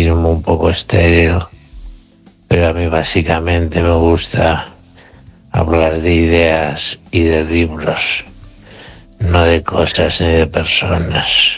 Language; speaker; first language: Spanish; native; Spanish